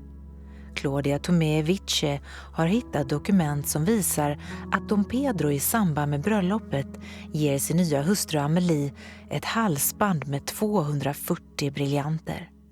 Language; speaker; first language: Swedish; native; Swedish